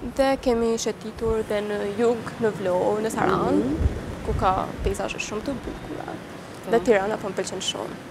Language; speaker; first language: Albanian; early bilingual, heritage; Albanian